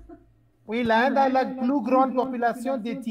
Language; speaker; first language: French; non-native, fluent; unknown